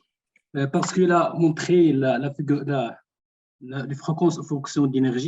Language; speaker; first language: French; non-native, local second language; Arabic